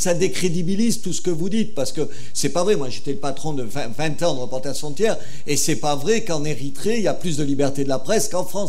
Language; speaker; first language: French; native; French